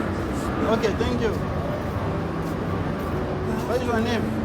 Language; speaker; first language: English; non-native, learner; French